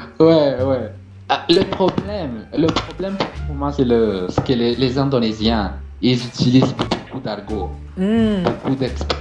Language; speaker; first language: French; non-native, fluent; Portuguese